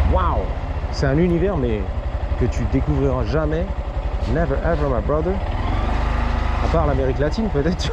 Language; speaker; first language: French; native; French